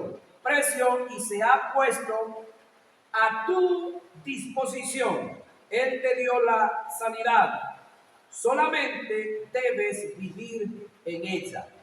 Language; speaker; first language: Spanish; native; Spanish